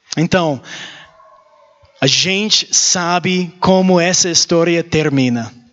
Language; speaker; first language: Portuguese; non-native, learner; English